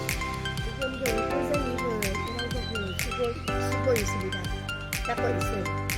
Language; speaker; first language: Korean; non-native, learner; Thai